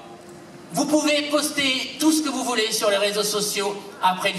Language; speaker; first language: French; native; French